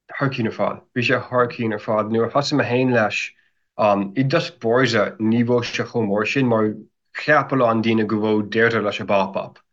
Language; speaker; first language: Irish; non-native, fluent; English